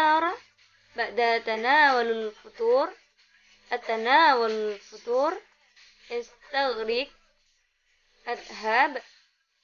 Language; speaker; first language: Arabic; non-native, learner; Indonesian